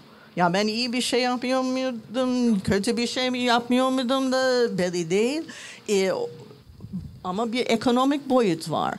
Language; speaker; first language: Turkish; non-native, learner; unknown